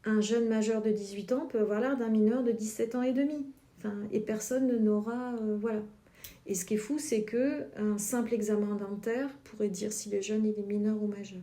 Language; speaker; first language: French; native; French